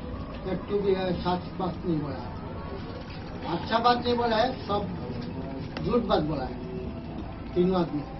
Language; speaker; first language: Hindi; non-native, local second language; Bangla